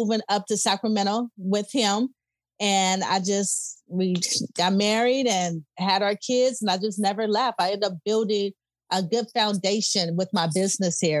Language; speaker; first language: English; native; English